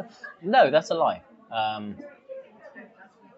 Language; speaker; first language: English; non-native, local second language; Afrikaans